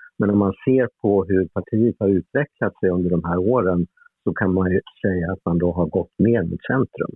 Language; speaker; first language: Swedish; native; Swedish